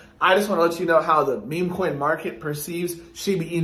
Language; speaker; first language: English; native; English